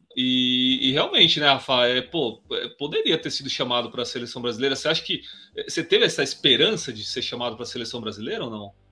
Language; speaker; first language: Portuguese; native; Portuguese